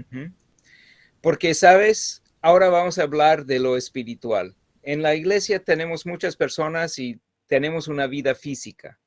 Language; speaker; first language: Spanish; non-native, fluent; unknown